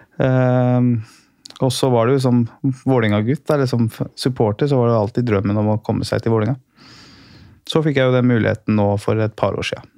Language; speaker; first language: Norwegian; early bilingual, other home language; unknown